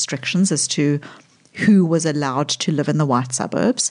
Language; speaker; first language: English; native; English